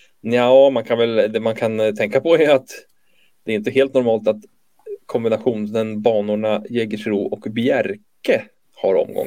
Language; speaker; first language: Swedish; native; Swedish